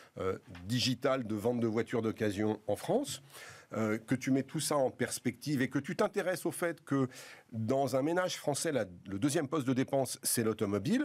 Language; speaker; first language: French; native; French